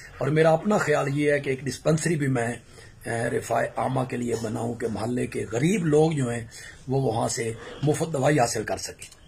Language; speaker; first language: Urdu; non-native, local second language; Punjabi